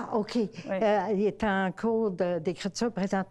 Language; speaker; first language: French; native; French